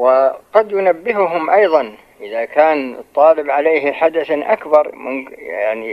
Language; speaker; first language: Arabic; native; Arabic